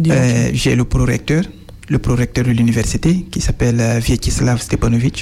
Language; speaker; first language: French; non-native, fluent; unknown